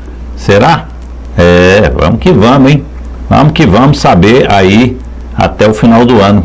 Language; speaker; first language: Portuguese; native; Portuguese